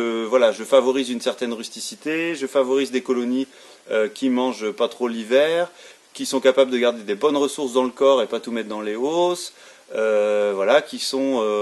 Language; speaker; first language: French; native; French